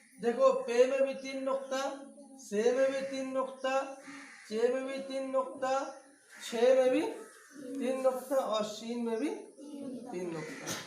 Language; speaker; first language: Hindi; native; Hindi